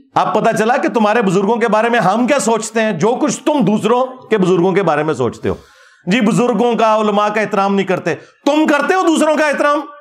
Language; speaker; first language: Urdu; non-native, local second language; Punjabi